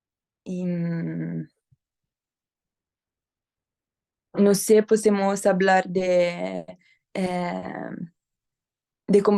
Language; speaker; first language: Spanish; non-native, learner; Italian